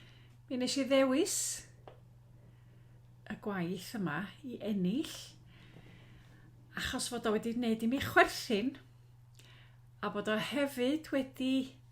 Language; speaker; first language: Welsh; native; Welsh